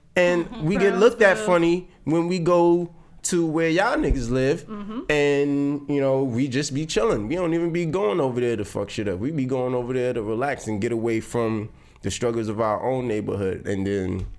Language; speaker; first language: English; native; English